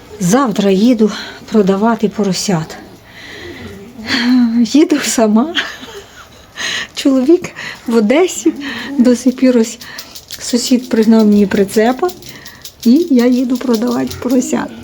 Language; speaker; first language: Ukrainian; native; Ukrainian